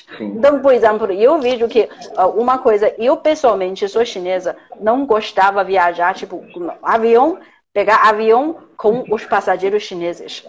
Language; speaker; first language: Portuguese; non-native, fluent; Chinese